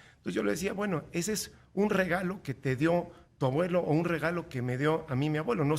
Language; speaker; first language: Spanish; native; Spanish